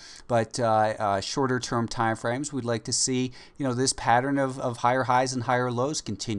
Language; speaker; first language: English; native; English